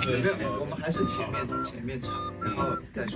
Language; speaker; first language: Chinese; native; Chinese